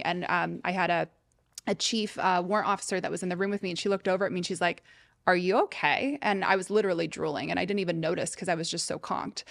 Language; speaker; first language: English; native; English